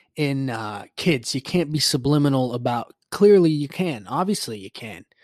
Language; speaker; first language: English; early bilingual, other home language; Spanish